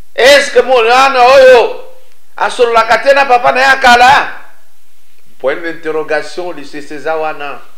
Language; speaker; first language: Lingala; native; Lingala